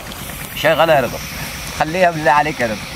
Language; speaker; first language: Arabic; native; Arabic